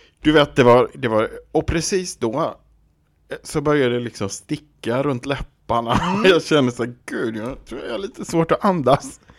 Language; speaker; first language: Swedish; native; Swedish